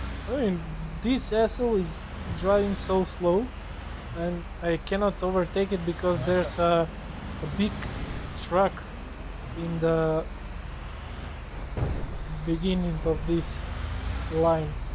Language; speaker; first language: English; non-native, fluent; Macedonian